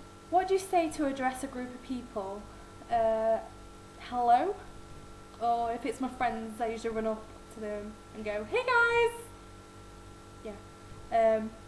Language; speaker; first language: English; native; English